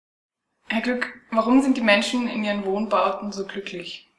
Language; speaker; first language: German; native; German